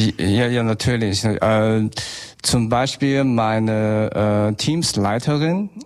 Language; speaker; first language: German; non-native, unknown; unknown